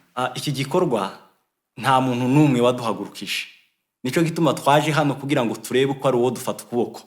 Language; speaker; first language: Kinyarwanda; native; Kinyarwanda